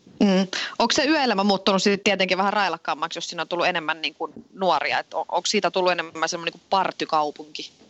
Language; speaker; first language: Finnish; native; Finnish